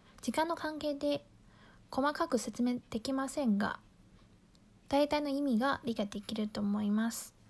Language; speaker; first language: Japanese; non-native, fluent; Chinese